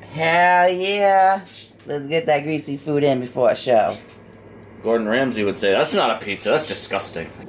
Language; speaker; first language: English; native; English